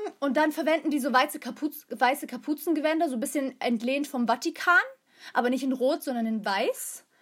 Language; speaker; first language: German; early bilingual, other home language; Turkish